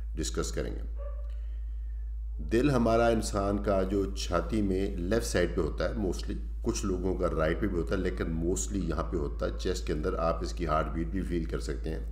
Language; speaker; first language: Urdu; native; Urdu